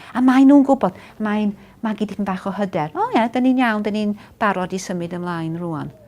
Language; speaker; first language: Welsh; native; Welsh